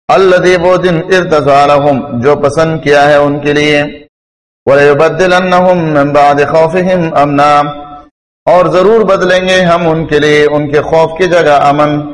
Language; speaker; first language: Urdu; non-native, local second language; Pashto